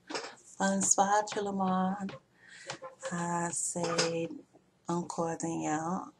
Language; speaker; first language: French; non-native, learner; English